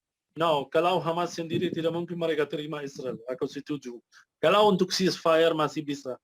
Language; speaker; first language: Indonesian; non-native, fluent; Arabic